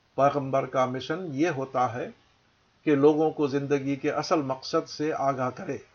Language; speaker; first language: Urdu; native; Urdu